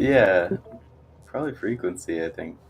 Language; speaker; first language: English; native; English